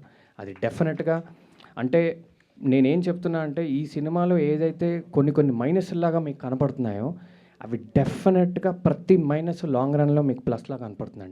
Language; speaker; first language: Telugu; native; Telugu